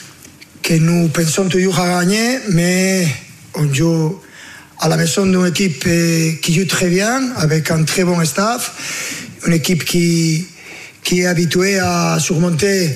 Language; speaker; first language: French; non-native, fluent; Spanish